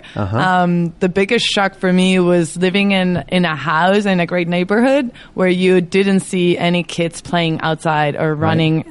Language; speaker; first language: English; non-native, fluent; Spanish